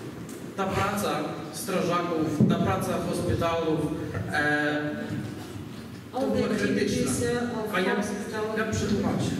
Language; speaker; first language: Polish; non-native, learner; Ukrainian